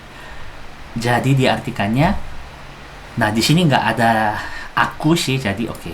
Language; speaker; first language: Indonesian; non-native, fluent; Korean